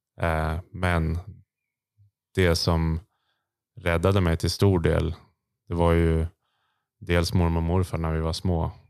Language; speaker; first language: Swedish; native; Swedish